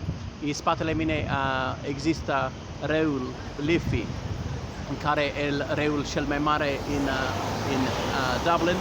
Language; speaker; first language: Romanian; non-native, learner; English